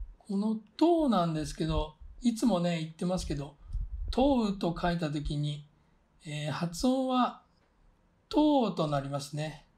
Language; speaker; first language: Japanese; native; Japanese